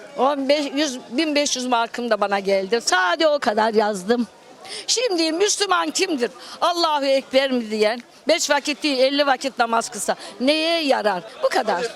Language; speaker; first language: Turkish; native; Turkish